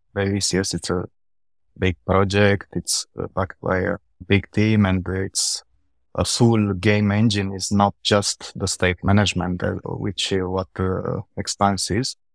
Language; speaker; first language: English; non-native, fluent; Romanian